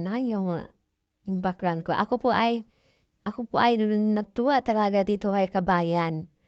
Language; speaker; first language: Filipino; non-native, local second language; Cebuano